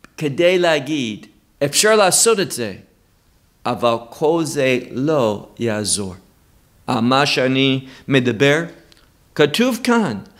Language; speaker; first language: Hebrew; non-native, fluent; English